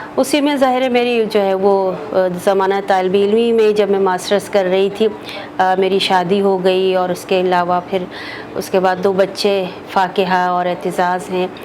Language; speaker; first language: Urdu; native; Urdu